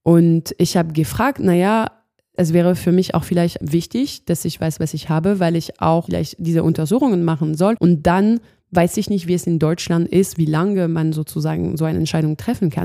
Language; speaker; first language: German; non-native, fluent; French